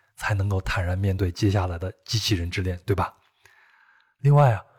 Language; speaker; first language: Chinese; native; Chinese